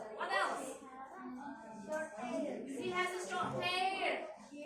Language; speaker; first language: English; non-native, learner; Indonesian